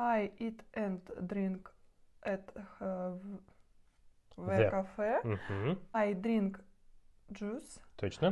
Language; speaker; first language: English; non-native, learner; Russian